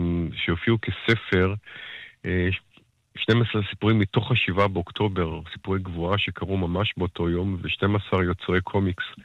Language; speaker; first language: Hebrew; native; Hebrew